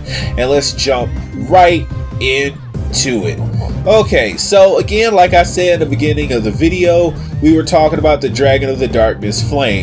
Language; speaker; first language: English; native; English